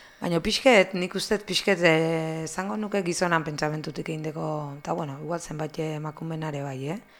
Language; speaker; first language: Basque; native; Basque